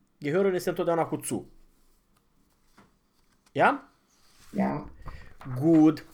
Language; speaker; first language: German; non-native, fluent; Romanian